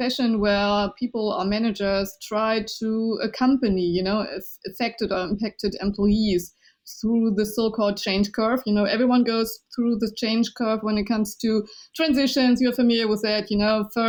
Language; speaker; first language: English; non-native, fluent; Chinese